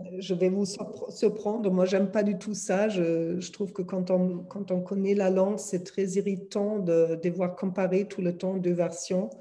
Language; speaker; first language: French; non-native, fluent; German